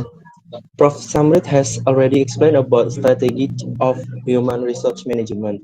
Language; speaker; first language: English; non-native, learner; Indonesian